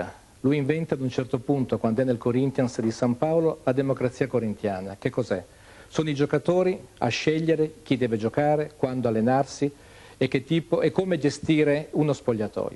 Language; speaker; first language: Italian; native; Italian